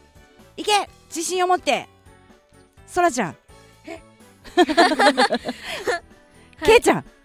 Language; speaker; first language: Japanese; native; Japanese